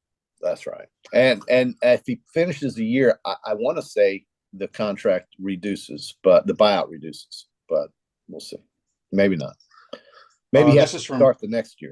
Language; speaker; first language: English; native; English